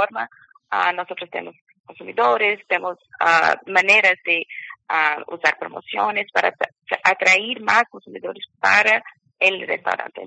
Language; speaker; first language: Spanish; non-native, learner; Portuguese